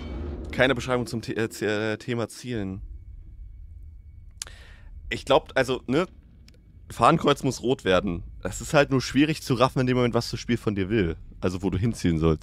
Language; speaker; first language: German; native; German